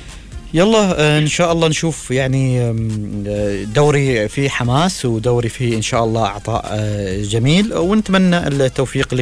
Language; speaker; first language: Arabic; native; Arabic